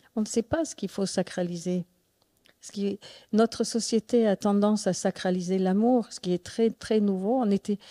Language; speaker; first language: French; non-native, fluent; English